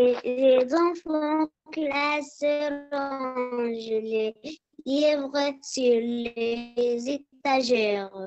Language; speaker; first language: French; non-native, learner; Arabic